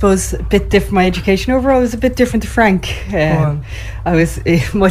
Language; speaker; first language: English; native; English